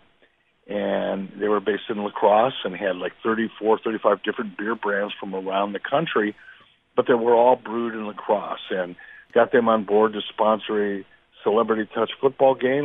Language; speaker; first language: English; native; English